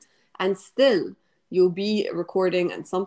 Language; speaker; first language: English; non-native, fluent; Arabic